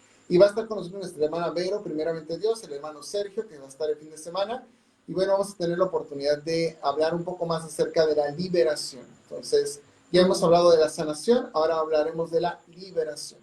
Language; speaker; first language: Spanish; native; Spanish